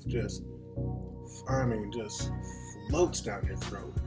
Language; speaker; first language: English; native; English